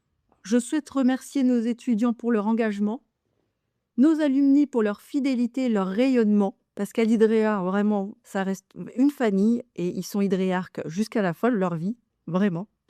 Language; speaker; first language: French; native; French